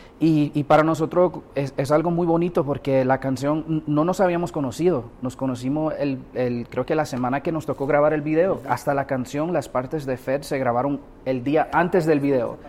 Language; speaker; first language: Spanish; early bilingual, heritage; Spanish